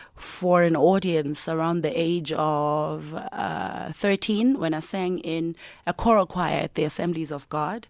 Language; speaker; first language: English; non-native, local second language; Zulu